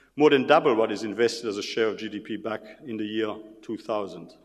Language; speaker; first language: English; non-native, fluent; German